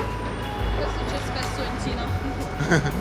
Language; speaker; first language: Italian; non-native, learner; Chinese